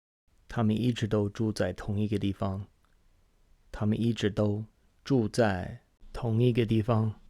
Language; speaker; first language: Chinese; non-native, fluent; English